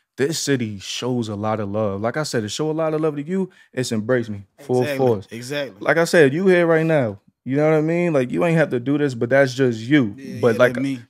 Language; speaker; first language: English; native; English